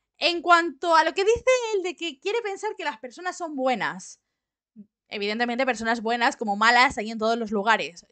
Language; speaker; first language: Spanish; native; Spanish